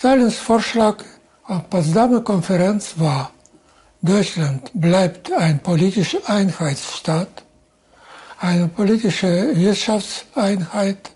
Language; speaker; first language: German; non-native, fluent; Russian